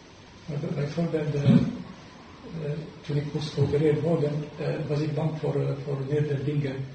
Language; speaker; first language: Dutch; non-native, fluent; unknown